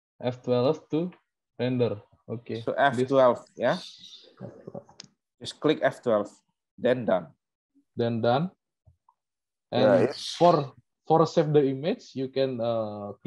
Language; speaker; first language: English; non-native, learner; Indonesian